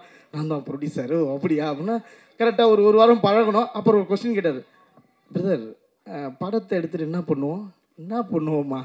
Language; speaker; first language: Tamil; native; Tamil